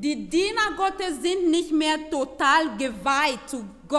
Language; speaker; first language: German; non-native, fluent; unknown